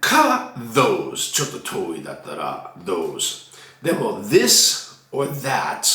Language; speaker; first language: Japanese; non-native, fluent; English